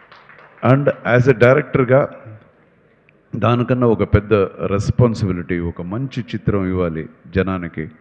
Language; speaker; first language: Telugu; non-native, local second language; Kannada